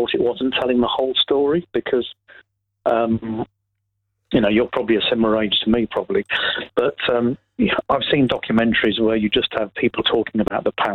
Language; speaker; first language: English; native; English